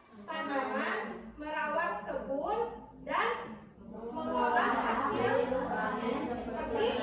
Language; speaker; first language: Indonesian; native; Indonesian